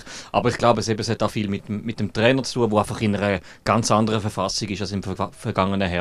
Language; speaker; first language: German; native; German